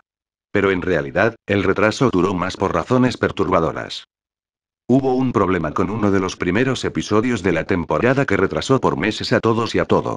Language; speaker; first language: Spanish; native; Spanish